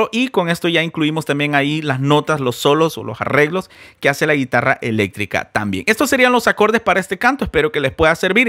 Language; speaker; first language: Spanish; native; Spanish